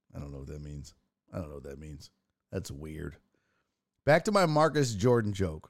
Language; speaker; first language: English; early bilingual, other home language; German